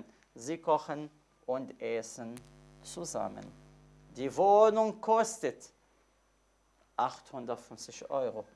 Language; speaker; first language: German; non-native, fluent; Arabic